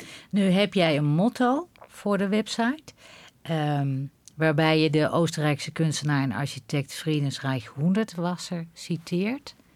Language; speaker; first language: Dutch; native; Dutch